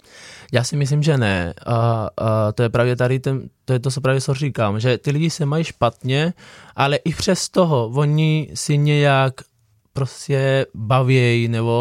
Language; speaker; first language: Czech; non-native, fluent; Spanish